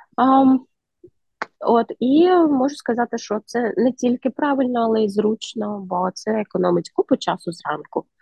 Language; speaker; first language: Ukrainian; native; Ukrainian